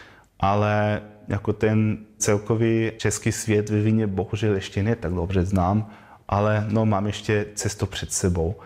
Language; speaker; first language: Czech; non-native, learner; German